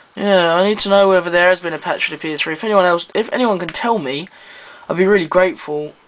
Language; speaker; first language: English; native; English